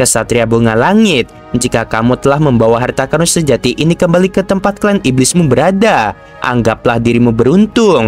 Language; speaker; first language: Indonesian; native; Indonesian